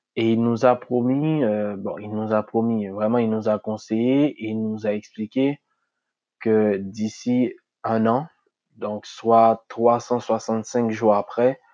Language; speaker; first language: French; non-native, local second language; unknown